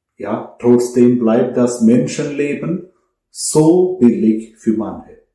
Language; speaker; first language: German; non-native, fluent; Malayalam